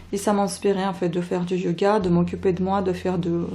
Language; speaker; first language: French; non-native, fluent; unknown